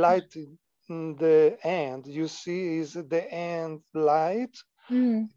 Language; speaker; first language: English; non-native, learner; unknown